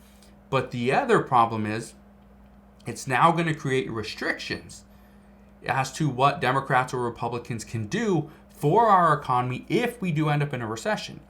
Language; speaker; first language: English; native; English